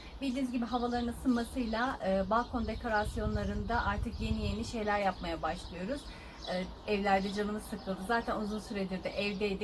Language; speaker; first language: Turkish; native; Turkish